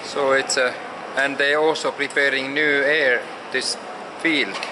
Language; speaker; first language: English; non-native, learner; Finnish